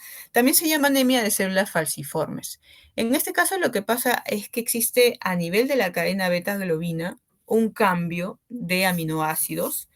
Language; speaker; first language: Spanish; native; Spanish